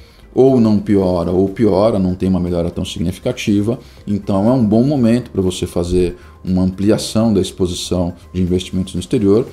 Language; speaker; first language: Portuguese; native; Portuguese